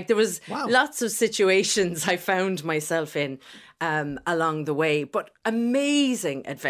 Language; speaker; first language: English; native; English